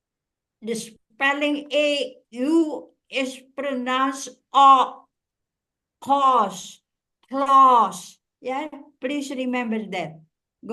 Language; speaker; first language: English; non-native, fluent; Indonesian